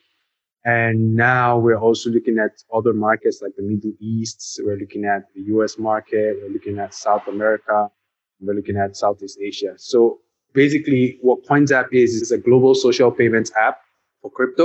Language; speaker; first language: English; non-native, local second language; Yoruba